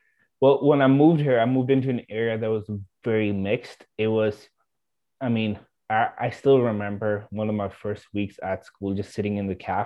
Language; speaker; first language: English; non-native, fluent; Swedish